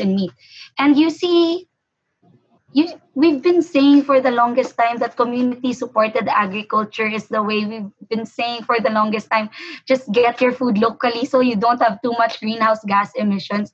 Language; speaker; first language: English; non-native, local second language; Hiligaynon